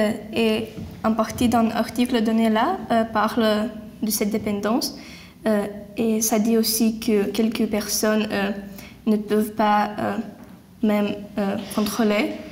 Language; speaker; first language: French; non-native, learner; Lithuanian